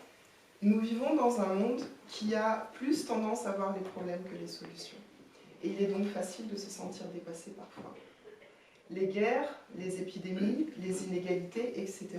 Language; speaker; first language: French; native; French